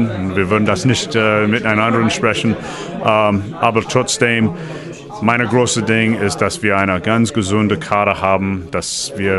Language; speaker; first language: German; non-native, learner; English